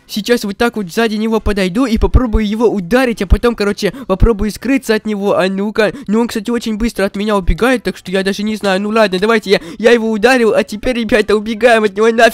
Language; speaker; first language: Russian; native; Russian